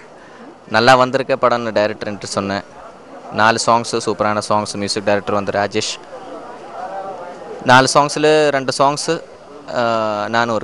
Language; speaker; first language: Tamil; non-native, learner; Malayalam